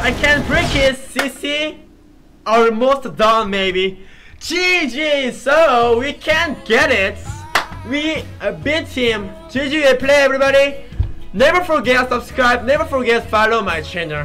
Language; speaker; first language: English; non-native, learner; Korean